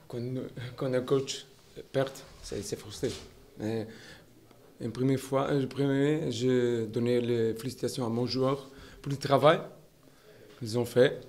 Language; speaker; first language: French; non-native, learner; Portuguese